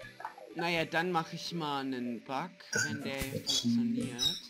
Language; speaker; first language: German; native; German